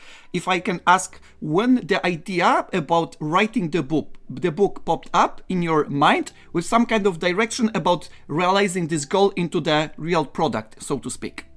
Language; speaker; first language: English; non-native, fluent; Polish